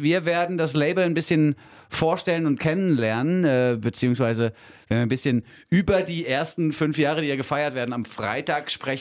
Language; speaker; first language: German; native; German